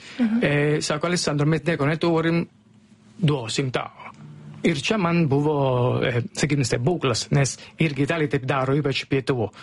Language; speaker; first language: Lithuanian; non-native, learner; Italian